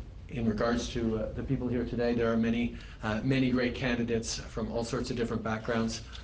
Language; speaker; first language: English; early bilingual, other home language; French